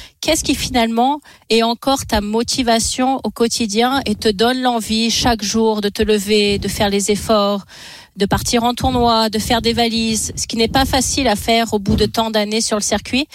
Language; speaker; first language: French; native; French